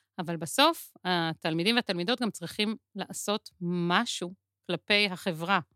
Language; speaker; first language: Hebrew; native; Hebrew